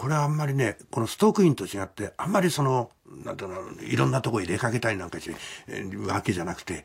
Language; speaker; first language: Japanese; native; Japanese